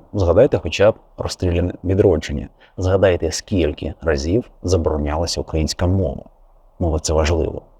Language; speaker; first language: Ukrainian; native; Ukrainian